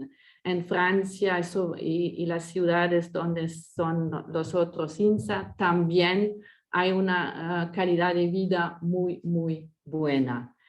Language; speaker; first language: Spanish; non-native, fluent; French